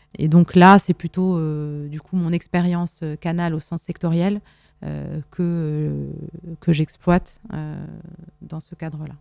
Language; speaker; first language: French; non-native, local second language; Arabic